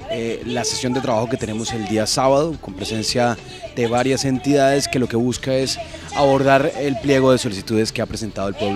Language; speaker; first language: Spanish; native; Spanish